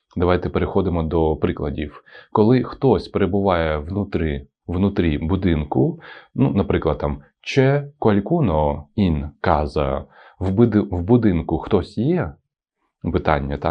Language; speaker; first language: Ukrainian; non-native, local second language; Russian